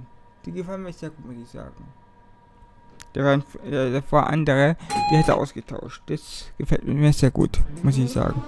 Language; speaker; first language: German; native; German